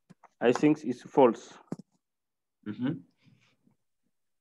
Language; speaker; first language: English; non-native, learner; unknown